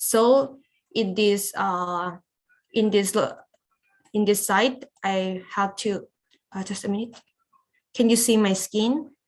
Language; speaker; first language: English; non-native, learner; Lao